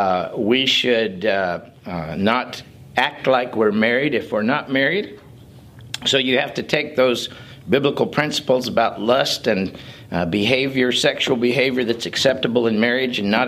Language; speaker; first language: English; native; English